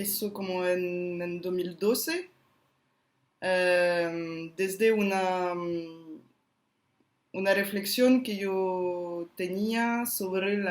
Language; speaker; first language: Spanish; non-native, fluent; French